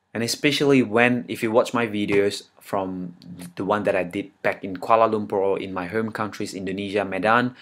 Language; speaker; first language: English; non-native, fluent; Indonesian